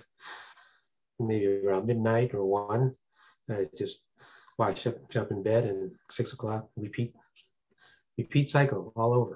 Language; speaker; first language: English; early bilingual, other home language; Cantonese